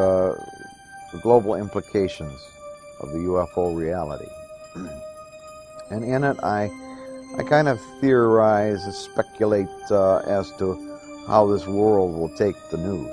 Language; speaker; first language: English; native; English